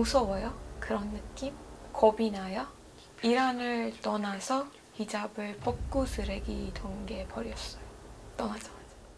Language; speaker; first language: Korean; non-native, fluent; Persian